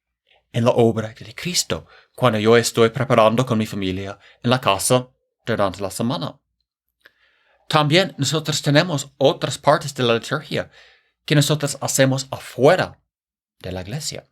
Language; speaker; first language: Spanish; non-native, fluent; English